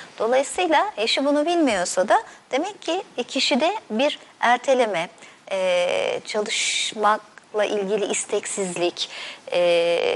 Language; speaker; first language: Turkish; native; Turkish